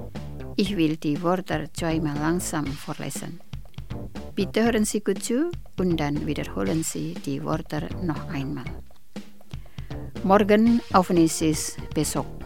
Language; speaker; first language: German; non-native, fluent; Indonesian